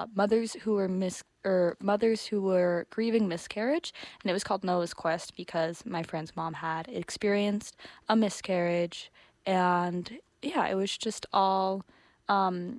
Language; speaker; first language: English; native; English